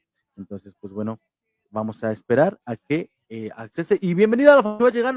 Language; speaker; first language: Spanish; native; Spanish